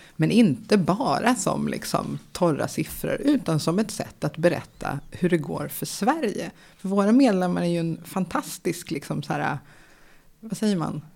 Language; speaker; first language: Swedish; native; Swedish